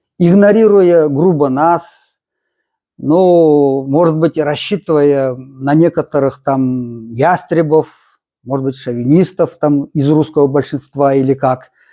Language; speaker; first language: Russian; non-native, local second language; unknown